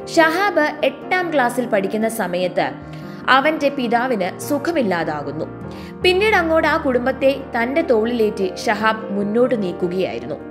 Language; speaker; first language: Malayalam; native; Malayalam